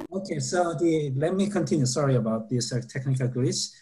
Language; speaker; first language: English; non-native, fluent; Korean